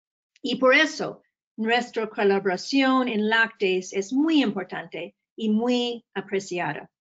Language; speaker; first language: Spanish; non-native, fluent; English